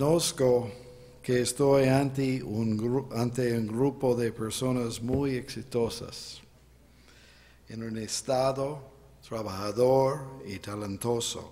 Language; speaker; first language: Spanish; non-native, fluent; English